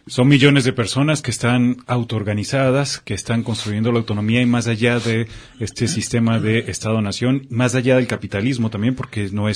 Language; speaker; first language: Spanish; native; Spanish